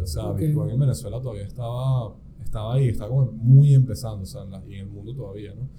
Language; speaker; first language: Spanish; native; Spanish